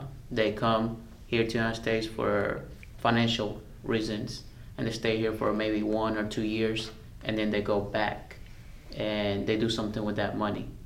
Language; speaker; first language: English; early bilingual, other home language; Spanish